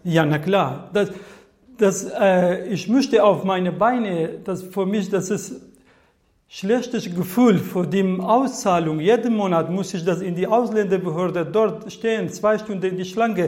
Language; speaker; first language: German; non-native, learner; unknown